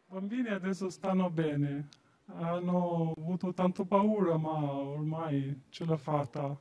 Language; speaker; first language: Italian; non-native, learner; Albanian